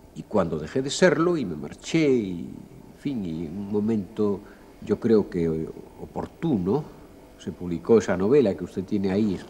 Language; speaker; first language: Spanish; native; Spanish